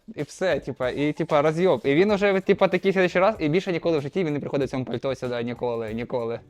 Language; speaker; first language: Ukrainian; non-native, local second language; Russian